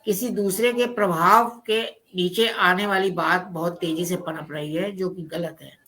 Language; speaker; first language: Hindi; non-native, local second language; Punjabi